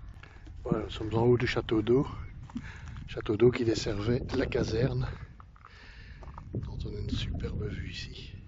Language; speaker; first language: French; native; French